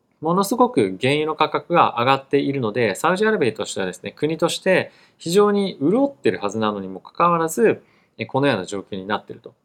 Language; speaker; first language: Japanese; native; Japanese